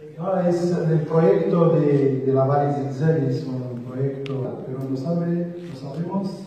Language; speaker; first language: Spanish; non-native, learner; Arabic